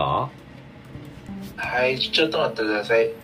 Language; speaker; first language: Japanese; non-native, learner; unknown